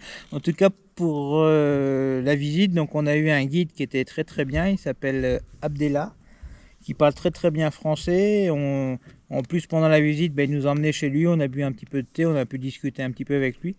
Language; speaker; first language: French; native; French